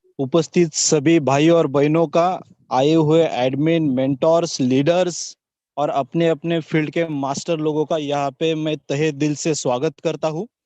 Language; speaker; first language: Hindi; non-native, local second language; Marathi